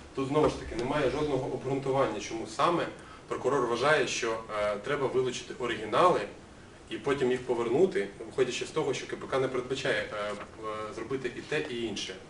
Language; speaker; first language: Ukrainian; native; Ukrainian